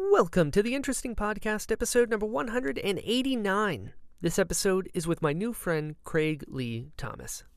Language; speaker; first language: English; native; English